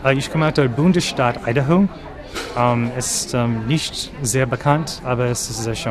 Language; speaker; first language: German; non-native, learner; English